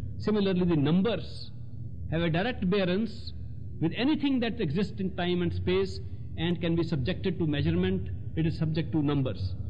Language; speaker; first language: English; non-native, local second language; Hindi